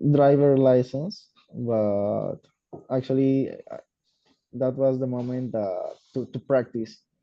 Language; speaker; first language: English; non-native, learner; Spanish